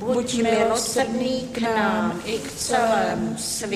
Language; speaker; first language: Czech; native; Czech